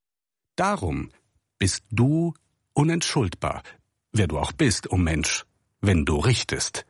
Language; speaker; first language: German; native; German